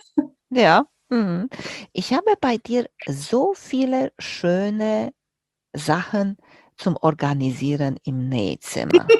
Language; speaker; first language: German; non-native, fluent; Romanian